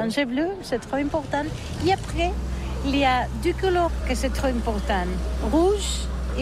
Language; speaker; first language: French; non-native, learner; Catalan